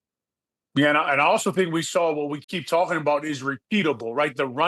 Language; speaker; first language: English; native; English